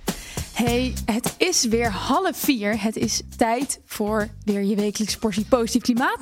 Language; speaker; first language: Dutch; native; Dutch